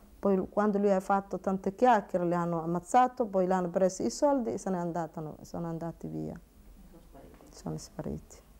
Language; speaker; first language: Italian; non-native, learner; Somali